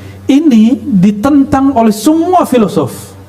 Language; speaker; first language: Indonesian; native; Indonesian